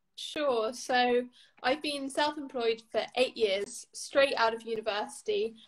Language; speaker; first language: English; native; English